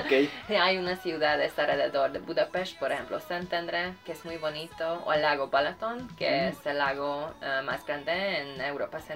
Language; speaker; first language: Spanish; non-native, fluent; Hungarian